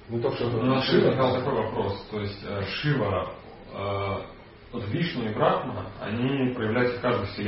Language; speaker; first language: Russian; native; Russian